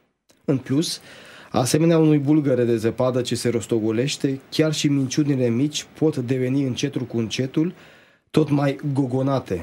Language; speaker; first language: Romanian; native; Romanian